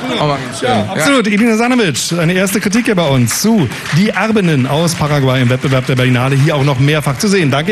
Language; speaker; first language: German; native; German